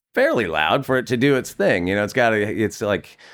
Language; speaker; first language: English; native; English